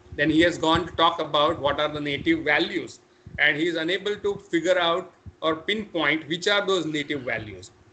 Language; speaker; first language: English; non-native, local second language; Marathi